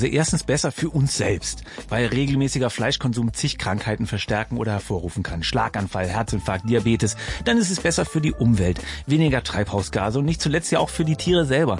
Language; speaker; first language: German; native; German